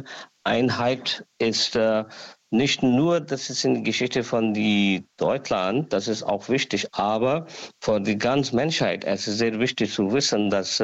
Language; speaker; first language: German; non-native, learner; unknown